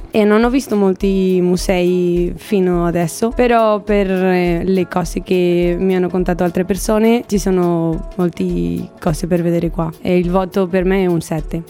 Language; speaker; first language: Italian; non-native, learner; Spanish